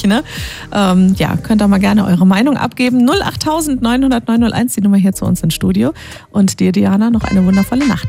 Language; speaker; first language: German; native; German